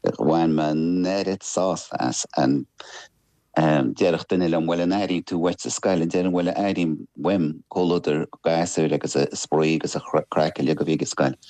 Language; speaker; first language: Irish; non-native, local second language; English